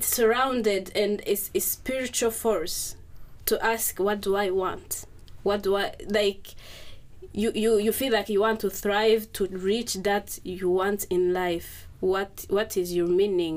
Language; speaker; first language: English; non-native, local second language; Kinyarwanda